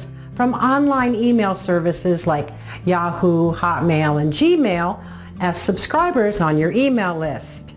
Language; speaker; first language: English; native; English